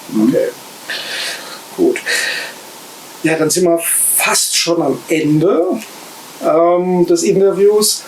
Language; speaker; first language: German; native; German